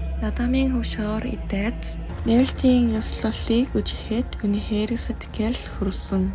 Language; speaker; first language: Mongolian; non-native, learner; Korean